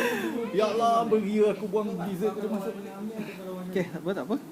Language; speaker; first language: Malay; native; Malay